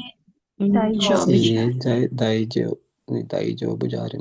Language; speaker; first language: Japanese; non-native, learner; Sinhala